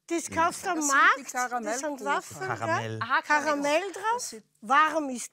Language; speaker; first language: German; non-native, fluent; Dutch